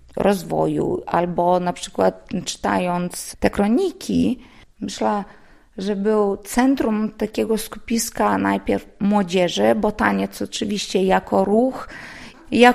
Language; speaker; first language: Polish; non-native, local second language; Lithuanian